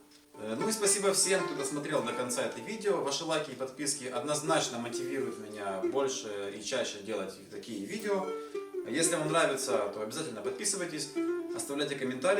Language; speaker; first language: Russian; native; Russian